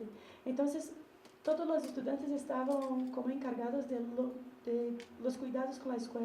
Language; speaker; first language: Spanish; non-native, learner; Portuguese